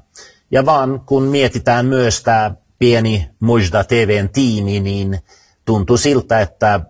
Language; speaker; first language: Finnish; early bilingual, other home language; Swedish